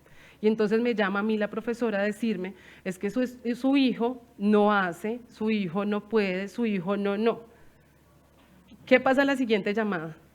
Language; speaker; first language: Spanish; native; Spanish